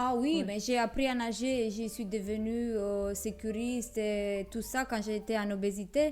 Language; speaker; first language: French; non-native, fluent; Romanian